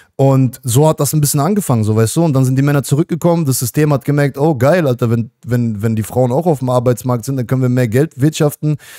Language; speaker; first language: German; native; German